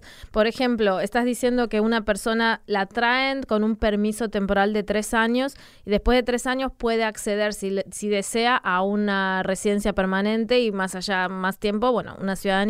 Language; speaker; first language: Spanish; native; Spanish